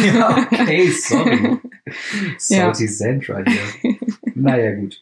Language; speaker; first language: German; native; German